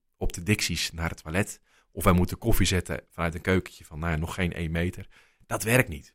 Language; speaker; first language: Dutch; native; Dutch